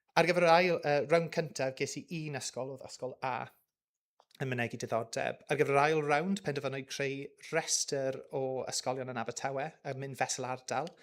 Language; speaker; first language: Welsh; non-native, local second language; English